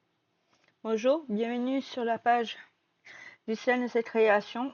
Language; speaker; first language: French; native; French